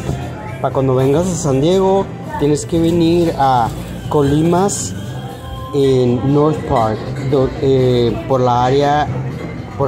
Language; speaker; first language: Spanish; early bilingual, heritage; Spanish